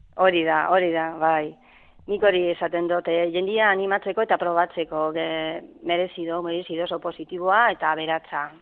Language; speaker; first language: Basque; non-native, local second language; Spanish